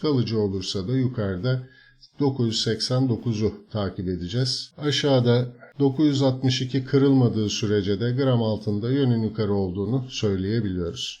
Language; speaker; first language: Turkish; native; Turkish